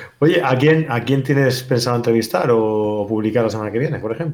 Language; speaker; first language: Spanish; native; Spanish